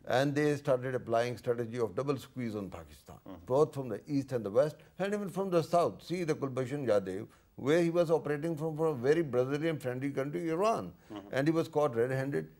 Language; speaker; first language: English; non-native, local second language; Urdu